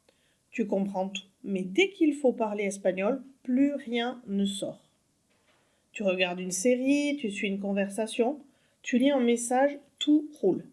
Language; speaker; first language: French; native; French